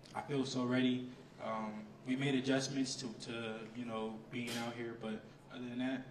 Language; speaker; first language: English; native; English